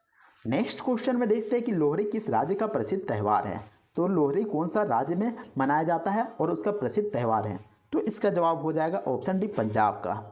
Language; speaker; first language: Hindi; native; Hindi